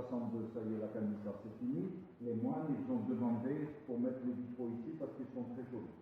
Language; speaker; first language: French; non-native, local second language; Arabic